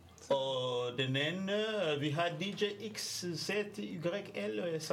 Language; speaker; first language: Danish; non-native, learner; French